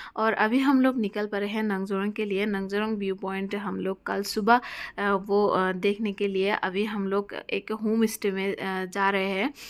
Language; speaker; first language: Hindi; non-native, local second language; Bangla